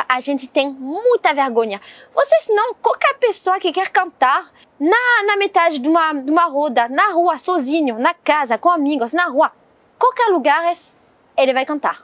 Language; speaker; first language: Portuguese; non-native, learner; French